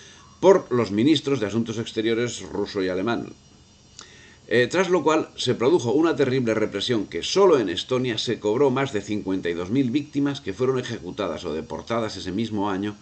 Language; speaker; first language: Spanish; native; Spanish